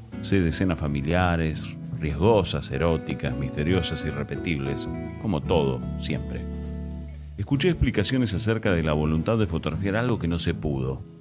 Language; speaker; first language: Spanish; native; Spanish